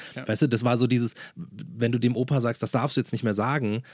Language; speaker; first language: German; native; German